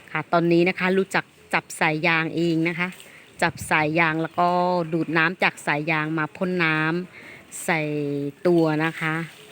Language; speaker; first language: Thai; native; Thai